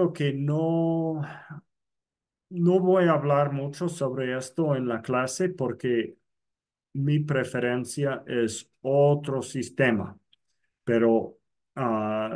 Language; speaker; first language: Spanish; non-native, fluent; English